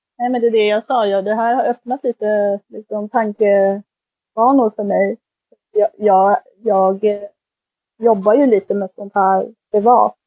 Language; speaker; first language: Swedish; early bilingual, other home language; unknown